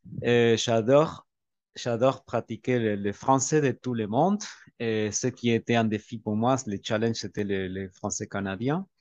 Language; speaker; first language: French; non-native, fluent; Spanish